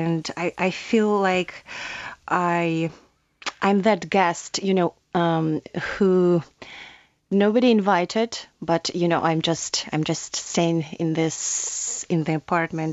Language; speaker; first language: English; non-native, learner; Ukrainian